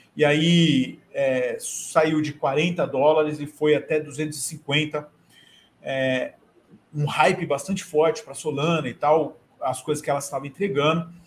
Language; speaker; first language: Portuguese; native; Portuguese